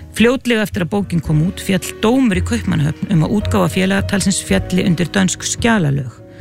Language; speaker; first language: Icelandic; native; Icelandic